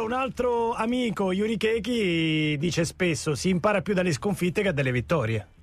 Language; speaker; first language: Italian; native; Italian